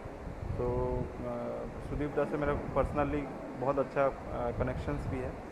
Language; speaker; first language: Hindi; native; Hindi